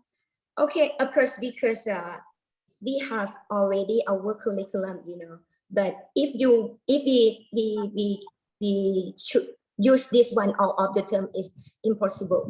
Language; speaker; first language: English; non-native, learner; Thai